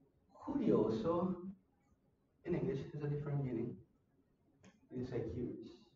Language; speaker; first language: English; non-native, fluent; Italian